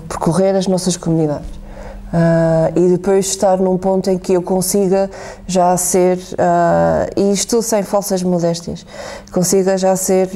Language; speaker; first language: Portuguese; native; Portuguese